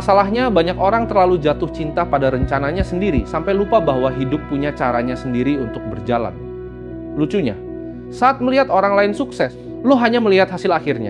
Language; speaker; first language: Indonesian; native; Indonesian